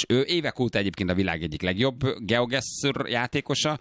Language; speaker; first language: Hungarian; native; Hungarian